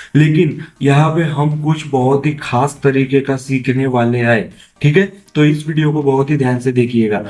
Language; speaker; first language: Hindi; non-native, local second language; Marathi